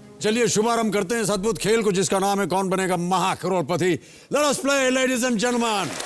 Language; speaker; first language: Hindi; native; Hindi